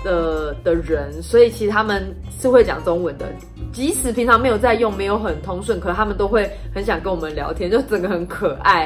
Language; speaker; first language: Chinese; native; Chinese